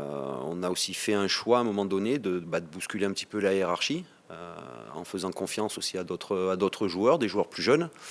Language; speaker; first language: French; native; French